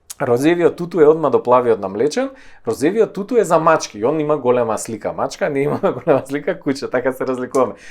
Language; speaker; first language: Macedonian; native; Macedonian